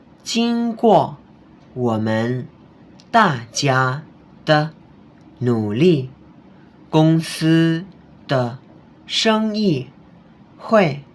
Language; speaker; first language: Chinese; non-native, fluent; Indonesian